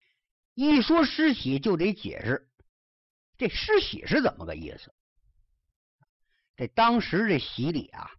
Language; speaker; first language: Chinese; native; Chinese